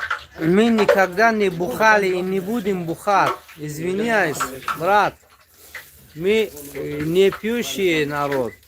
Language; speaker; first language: Russian; non-native, local second language; Tajik